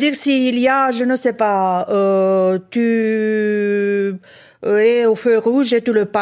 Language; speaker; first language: French; non-native, fluent; Romanian